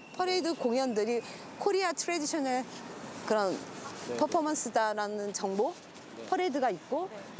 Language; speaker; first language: Korean; native; Korean